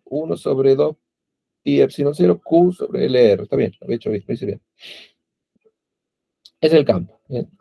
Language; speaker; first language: Spanish; native; Spanish